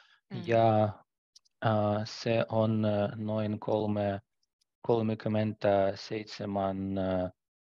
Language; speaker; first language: Finnish; non-native, learner; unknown